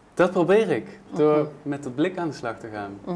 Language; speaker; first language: Dutch; native; Dutch